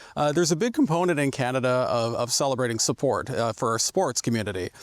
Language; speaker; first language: English; native; English